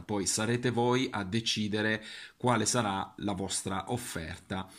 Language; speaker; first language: Italian; native; Italian